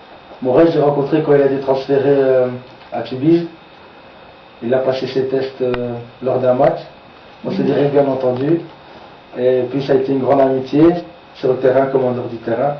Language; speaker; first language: French; native; French